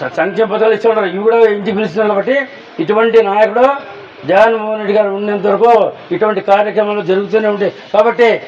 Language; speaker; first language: Telugu; native; Telugu